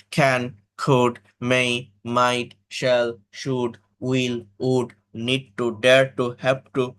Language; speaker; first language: English; non-native, fluent; Bangla